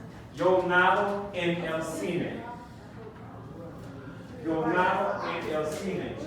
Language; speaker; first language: Spanish; non-native, fluent; English